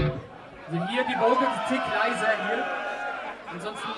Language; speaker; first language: German; native; German